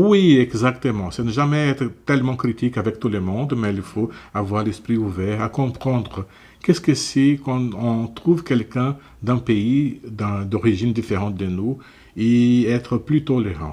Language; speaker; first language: French; non-native, fluent; Portuguese